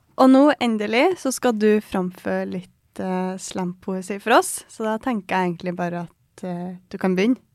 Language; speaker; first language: Norwegian; early bilingual, other home language; Persian